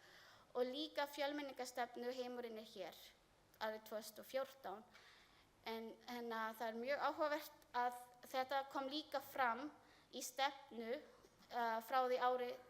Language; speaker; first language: Icelandic; non-native, learner; Filipino